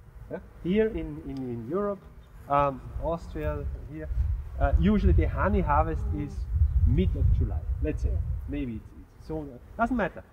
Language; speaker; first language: English; non-native, fluent; German